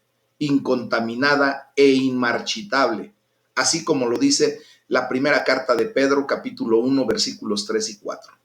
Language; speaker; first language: Spanish; native; Spanish